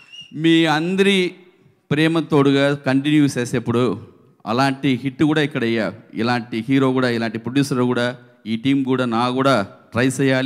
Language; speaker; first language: Telugu; non-native, learner; Tamil